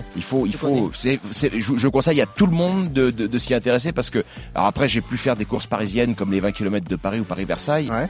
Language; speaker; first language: French; native; French